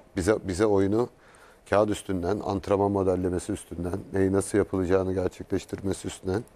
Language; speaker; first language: Turkish; native; Turkish